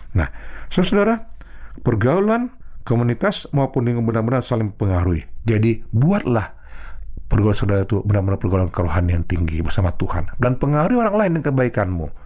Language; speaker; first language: Indonesian; non-native, local second language; Batak Toba